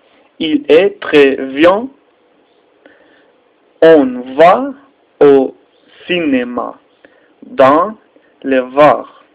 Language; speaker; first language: French; non-native, learner; Spanish